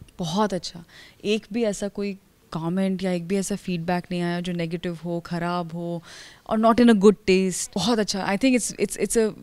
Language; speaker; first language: Hindi; native; Hindi